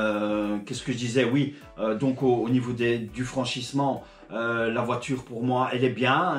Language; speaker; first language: French; native; French